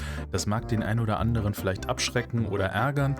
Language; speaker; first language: German; native; German